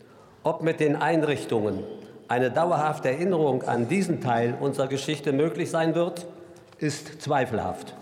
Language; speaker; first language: German; native; German